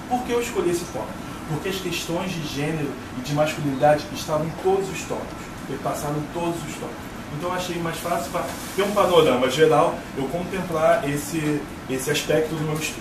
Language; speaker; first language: Portuguese; native; Portuguese